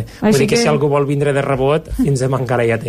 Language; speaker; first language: Catalan; native; Catalan